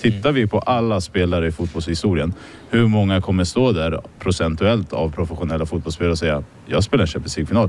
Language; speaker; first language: Swedish; native; Swedish